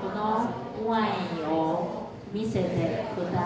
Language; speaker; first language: Japanese; non-native, fluent; Chinese